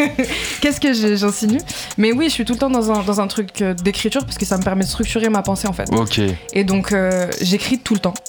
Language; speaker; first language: French; native; French